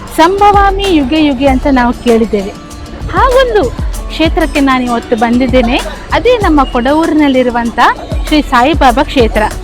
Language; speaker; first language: Kannada; non-native, local second language; Konkani